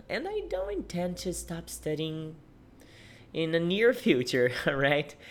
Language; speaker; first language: English; non-native, fluent; Portuguese